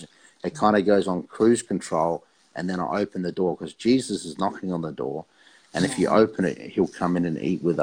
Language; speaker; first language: English; native; English